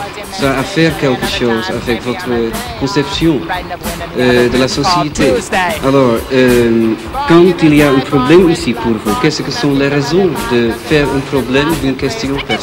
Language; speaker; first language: French; non-native, fluent; Dutch